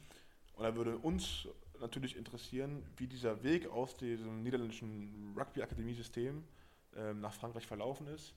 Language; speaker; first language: German; native; German